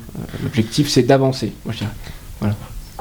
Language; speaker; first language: French; native; French